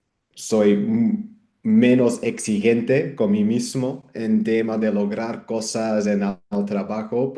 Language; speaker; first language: Spanish; non-native, fluent; English